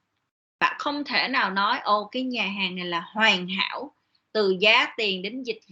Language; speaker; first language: Vietnamese; native; Vietnamese